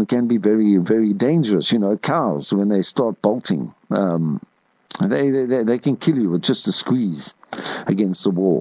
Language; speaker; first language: English; native; English